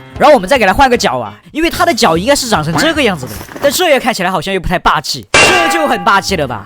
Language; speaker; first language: Chinese; native; Chinese